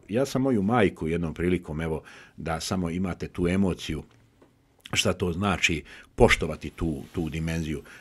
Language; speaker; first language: Bosnian; native; Bosnian